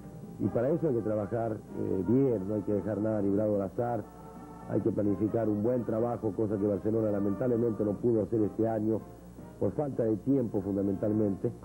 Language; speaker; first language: Spanish; native; Spanish